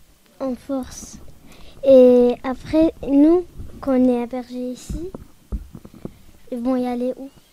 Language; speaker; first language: French; early bilingual, other home language; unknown